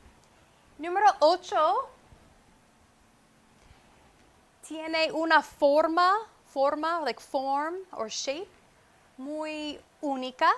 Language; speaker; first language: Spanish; non-native, fluent; English